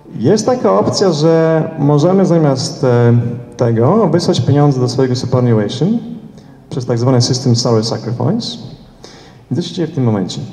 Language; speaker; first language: Polish; early bilingual, heritage; Polish